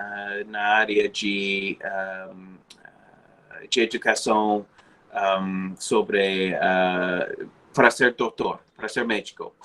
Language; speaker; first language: Portuguese; non-native, fluent; English